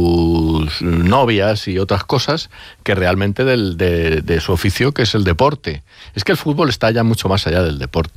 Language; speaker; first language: Spanish; native; Spanish